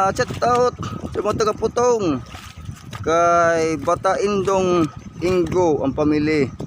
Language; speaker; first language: Filipino; non-native, local second language; Waray